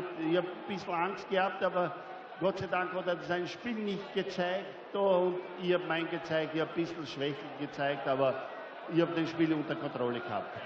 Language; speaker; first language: German; non-native, fluent; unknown